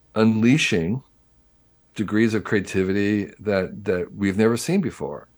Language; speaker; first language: English; native; English